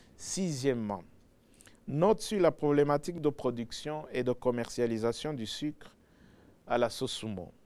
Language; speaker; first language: French; non-native, local second language; Rundi